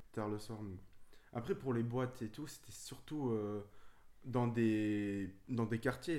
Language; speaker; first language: French; early bilingual, other home language; Arabic